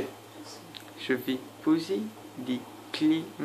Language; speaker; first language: French; native; French